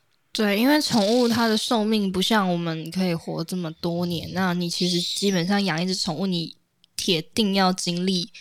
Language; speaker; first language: Chinese; native; Chinese